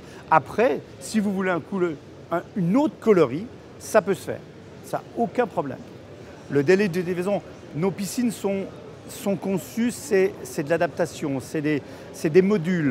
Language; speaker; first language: French; native; French